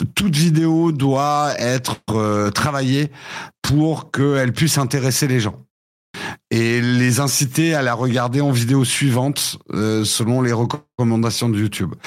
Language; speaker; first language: French; early bilingual, other home language; English